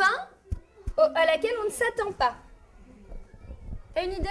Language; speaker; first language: French; native; French